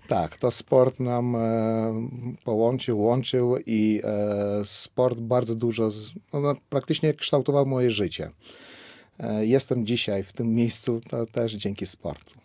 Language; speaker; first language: Polish; non-native, fluent; Armenian